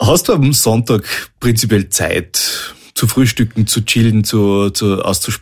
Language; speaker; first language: German; native; German